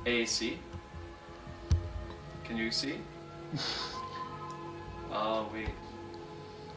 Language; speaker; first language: French; non-native, learner; English